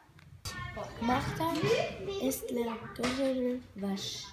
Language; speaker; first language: French; non-native, learner; German